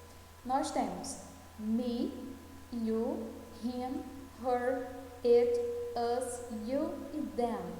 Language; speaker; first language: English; non-native, fluent; Portuguese